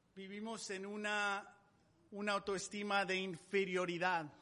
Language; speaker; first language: Spanish; native; Spanish